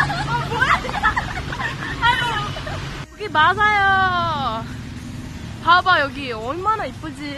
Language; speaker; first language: Korean; non-native, learner; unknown